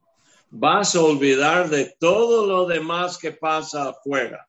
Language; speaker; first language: Spanish; non-native, fluent; English